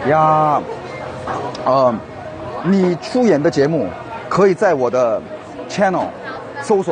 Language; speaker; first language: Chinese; non-native, fluent; Korean